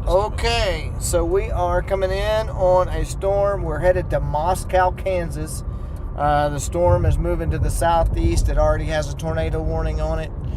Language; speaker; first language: English; native; English